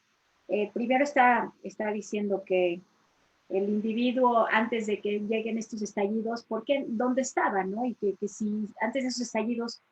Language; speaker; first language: Spanish; native; Spanish